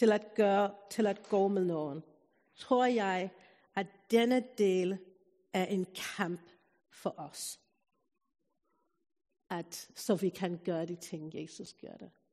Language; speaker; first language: Danish; non-native, fluent; English